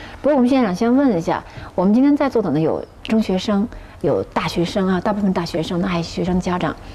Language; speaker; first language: Chinese; native; Chinese